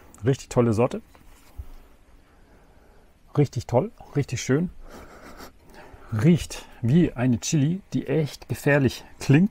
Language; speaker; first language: German; native; German